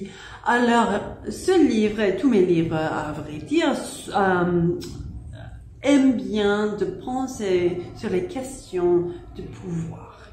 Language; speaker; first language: French; non-native, learner; English